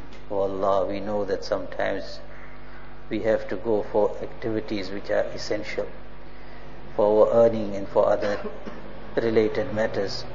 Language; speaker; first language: English; native; English